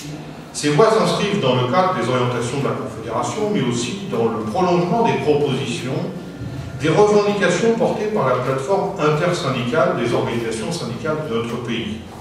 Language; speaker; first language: French; native; French